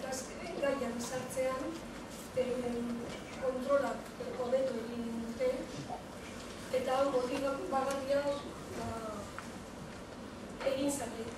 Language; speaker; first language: Basque; non-native, local second language; Spanish